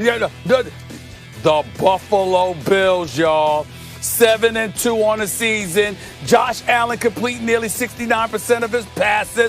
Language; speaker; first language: English; native; English